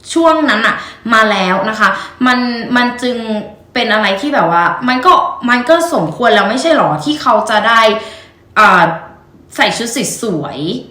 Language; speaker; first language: Thai; native; Thai